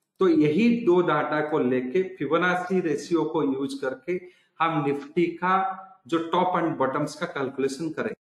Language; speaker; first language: Hindi; non-native, local second language; Odia